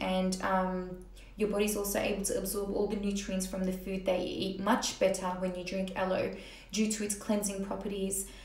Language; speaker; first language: English; early bilingual, other home language; Turkish